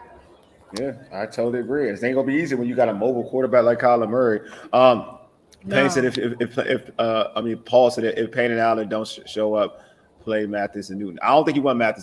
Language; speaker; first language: English; native; English